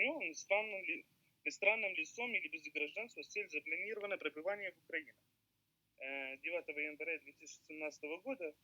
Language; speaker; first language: Russian; non-native, learner; Arabic